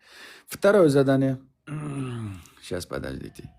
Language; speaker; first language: Russian; non-native, learner; Uzbek